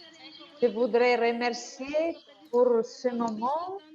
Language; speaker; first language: French; non-native, fluent; Italian